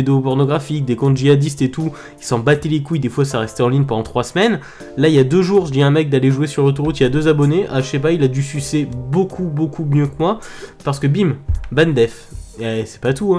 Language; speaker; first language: French; native; French